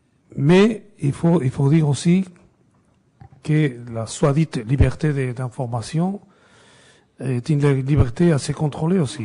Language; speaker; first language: French; non-native, fluent; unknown